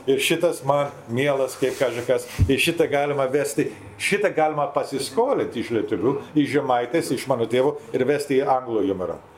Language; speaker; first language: Lithuanian; early bilingual, heritage; Lithuanian